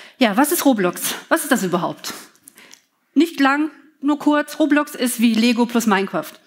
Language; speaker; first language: German; early bilingual, other home language; Polish